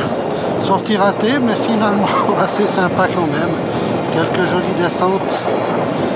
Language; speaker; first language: French; native; French